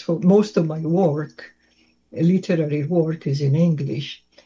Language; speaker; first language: English; non-native, fluent; Italian